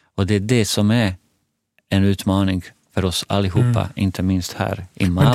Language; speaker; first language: Swedish; non-native, fluent; Bosnian